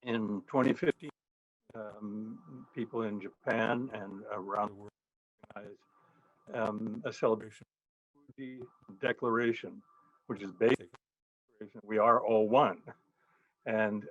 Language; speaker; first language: English; native; English